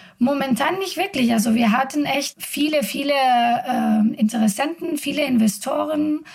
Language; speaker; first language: German; non-native, fluent; Spanish